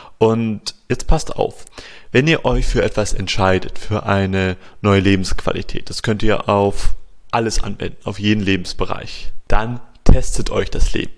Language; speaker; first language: German; native; German